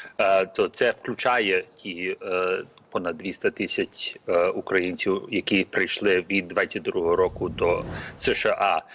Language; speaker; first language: Ukrainian; early bilingual, heritage; Ukrainian